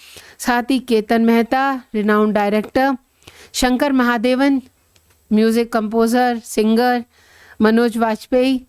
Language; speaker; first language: Hindi; native; Hindi